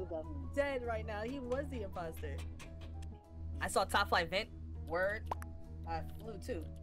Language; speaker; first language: English; native; English